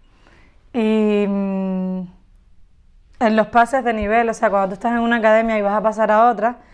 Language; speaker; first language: Spanish; native; Spanish